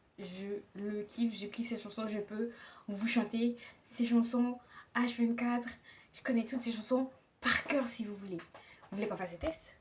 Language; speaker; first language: French; native; French